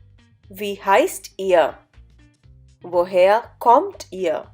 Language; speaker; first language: German; non-native, fluent; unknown